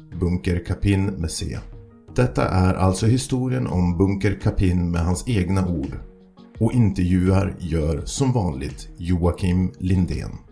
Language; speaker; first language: Swedish; native; Swedish